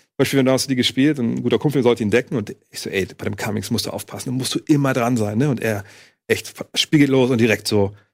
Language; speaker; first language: German; native; German